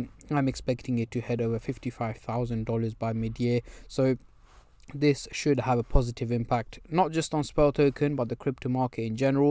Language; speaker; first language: English; native; English